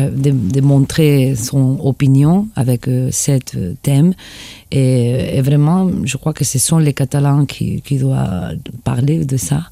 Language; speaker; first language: French; non-native, fluent; Spanish